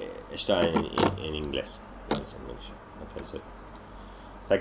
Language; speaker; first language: Portuguese; non-native, learner; English